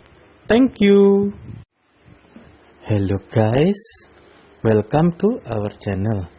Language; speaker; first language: English; non-native, learner; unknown